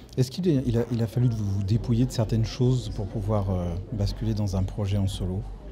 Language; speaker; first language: French; native; French